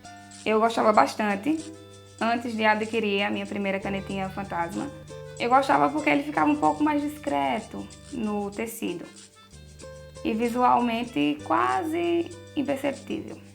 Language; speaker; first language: Portuguese; native; Portuguese